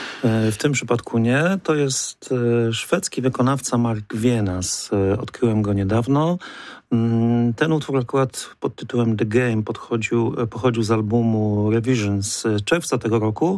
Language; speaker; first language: Polish; native; Polish